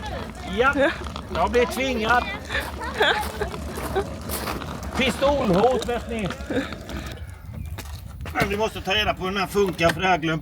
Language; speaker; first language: Swedish; native; Swedish